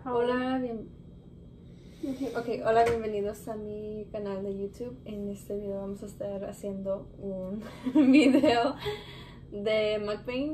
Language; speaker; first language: Spanish; early bilingual, heritage; English